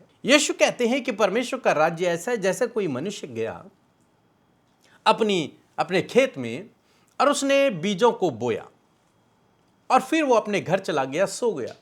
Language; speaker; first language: Hindi; native; Hindi